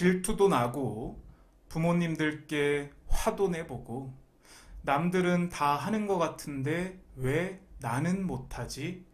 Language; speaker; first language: Korean; native; Korean